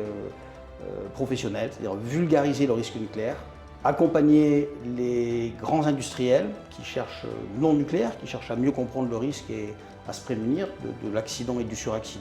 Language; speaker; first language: French; native; French